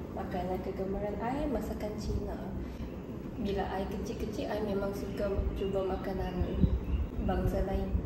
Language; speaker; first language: Malay; non-native, local second language; Chinese